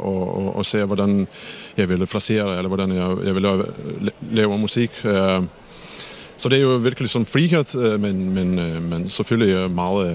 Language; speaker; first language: Danish; non-native, fluent; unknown